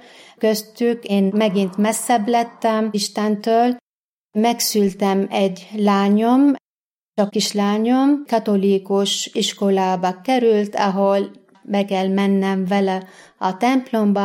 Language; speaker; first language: Hungarian; non-native, fluent; Arabic